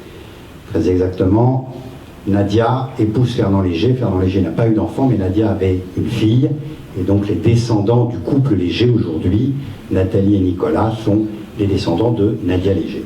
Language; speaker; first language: French; native; French